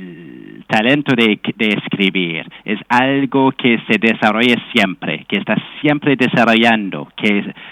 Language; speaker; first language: Spanish; non-native, fluent; English